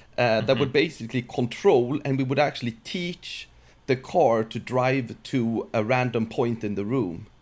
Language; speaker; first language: English; non-native, fluent; Swedish